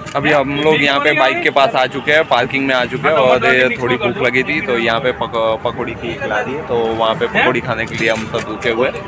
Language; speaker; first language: Hindi; non-native, local second language; Gujarati